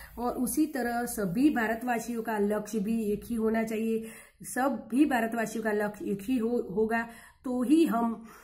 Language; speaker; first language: Hindi; non-native, local second language; Gujarati